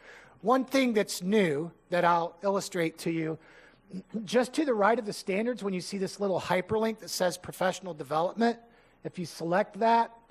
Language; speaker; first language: English; native; English